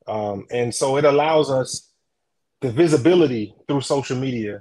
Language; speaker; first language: English; native; English